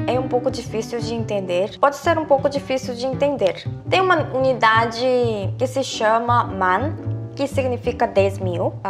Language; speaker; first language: Portuguese; non-native, fluent; Korean